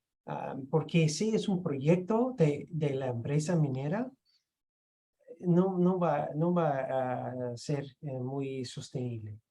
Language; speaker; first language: Spanish; non-native, fluent; English